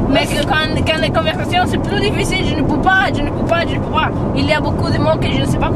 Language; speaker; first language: French; non-native, learner; Spanish